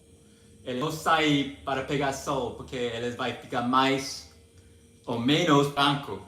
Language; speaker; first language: Portuguese; non-native, learner; English